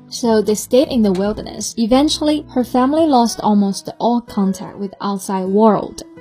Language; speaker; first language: English; non-native, fluent; Chinese